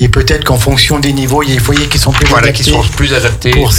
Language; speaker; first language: French; native; French